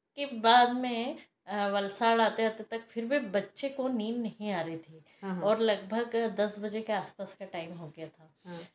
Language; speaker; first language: Hindi; native; Hindi